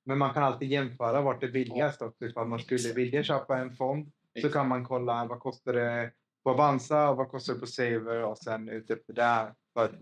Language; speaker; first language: Swedish; native; Swedish